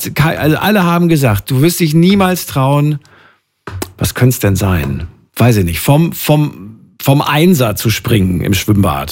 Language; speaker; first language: German; native; German